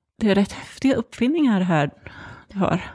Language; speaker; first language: Swedish; native; Swedish